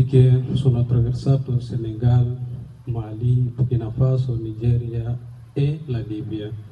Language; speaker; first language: Italian; non-native, fluent; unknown